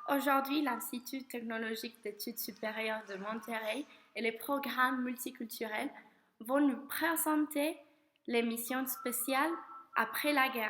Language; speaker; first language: French; non-native, learner; Spanish